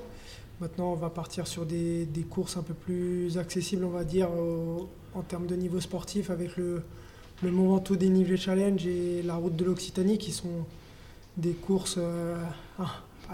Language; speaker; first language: French; native; French